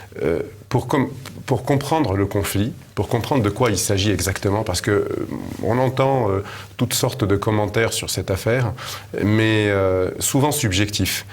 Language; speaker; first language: French; native; French